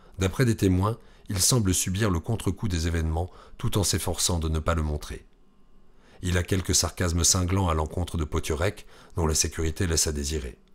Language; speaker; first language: French; native; French